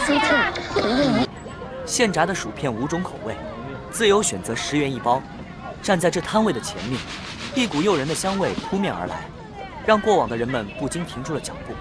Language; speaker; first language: Chinese; native; Chinese